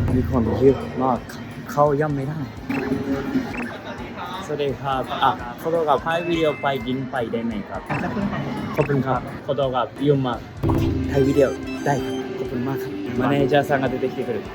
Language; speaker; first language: Thai; non-native, learner; Japanese